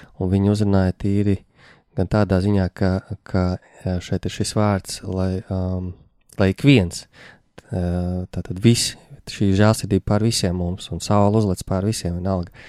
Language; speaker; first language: Latvian; native; Latvian